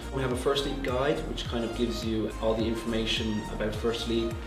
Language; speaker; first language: English; native; English